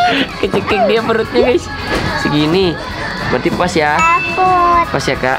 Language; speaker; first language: Indonesian; native; Indonesian